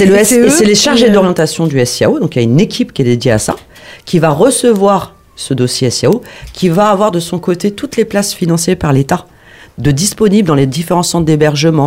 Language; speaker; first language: French; native; French